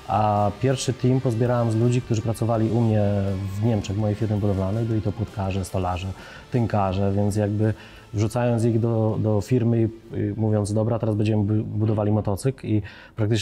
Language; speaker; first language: Polish; native; Polish